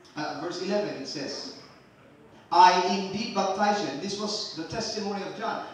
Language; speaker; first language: English; non-native, local second language; Filipino